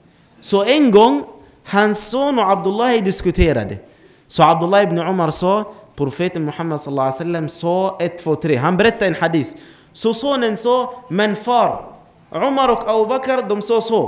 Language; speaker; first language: Swedish; non-native, fluent; Arabic